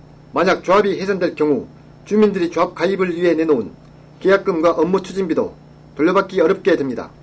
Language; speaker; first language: Korean; native; Korean